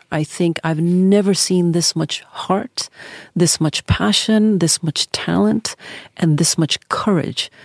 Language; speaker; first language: English; early bilingual, other home language; Norwegian